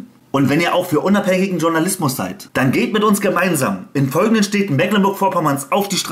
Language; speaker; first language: German; native; German